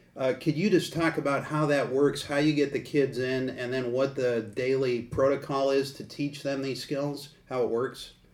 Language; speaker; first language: English; native; English